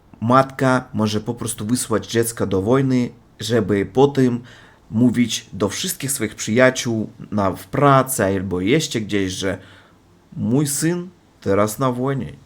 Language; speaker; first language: Polish; non-native, learner; Russian